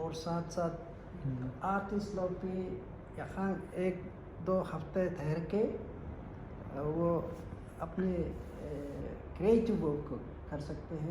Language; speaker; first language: Hindi; non-native, fluent; Mongolian